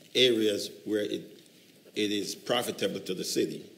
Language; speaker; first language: English; native; English